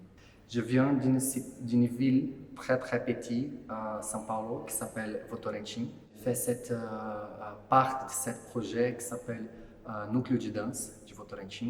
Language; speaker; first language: French; non-native, fluent; Portuguese